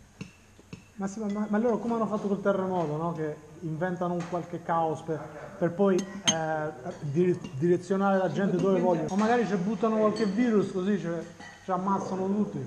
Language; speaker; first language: Italian; native; Italian